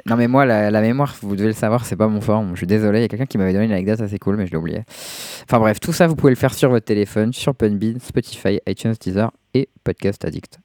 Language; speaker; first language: French; native; French